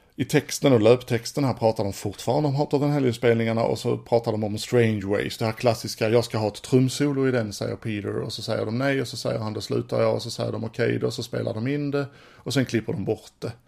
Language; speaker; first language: Swedish; native; Swedish